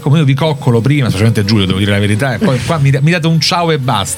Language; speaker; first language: Italian; native; Italian